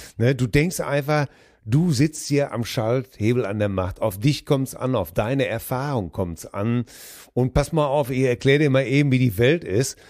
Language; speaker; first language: German; native; German